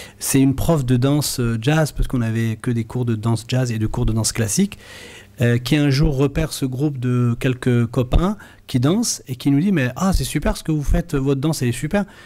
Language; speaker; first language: French; early bilingual, other home language; Arabic